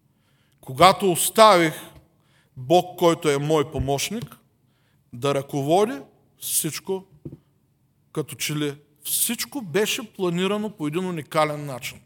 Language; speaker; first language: Bulgarian; native; Bulgarian